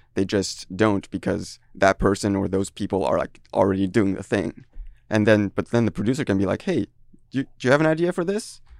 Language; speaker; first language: English; early bilingual, heritage; French